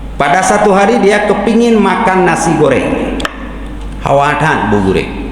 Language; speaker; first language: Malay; non-native, local second language; Achinese